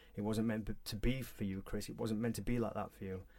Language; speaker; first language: English; native; English